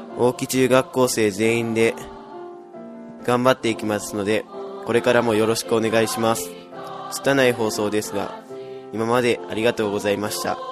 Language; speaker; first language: Japanese; native; Japanese